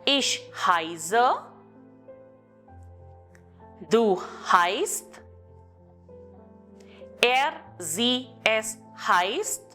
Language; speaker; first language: German; non-native, fluent; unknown